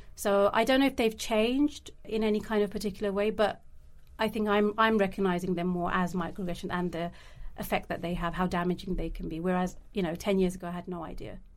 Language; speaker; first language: English; native; English